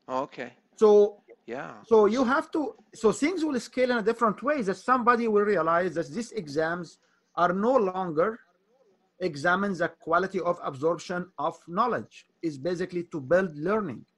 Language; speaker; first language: English; non-native, fluent; Arabic